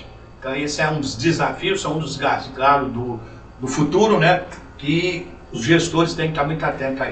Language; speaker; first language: Portuguese; native; Portuguese